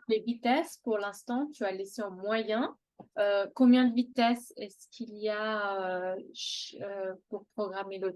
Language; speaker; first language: French; native; French